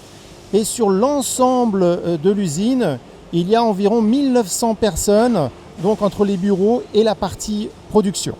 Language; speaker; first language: French; native; French